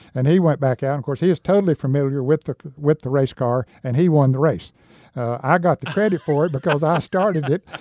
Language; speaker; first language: English; native; English